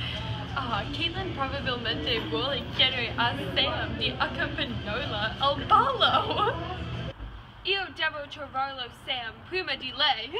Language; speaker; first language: Italian; non-native, learner; English